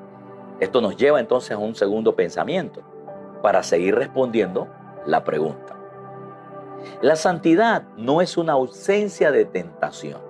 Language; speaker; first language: Spanish; native; Spanish